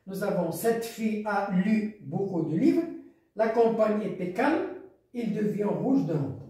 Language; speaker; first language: French; non-native, local second language; Arabic